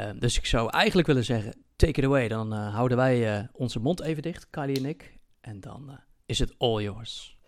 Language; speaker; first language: Dutch; native; Dutch